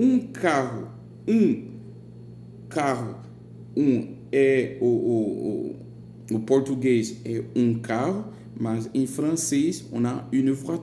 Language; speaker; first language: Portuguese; non-native, fluent; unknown